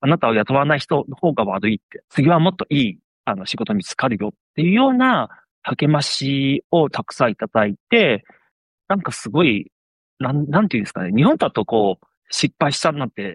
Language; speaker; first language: Japanese; non-native, fluent; Chinese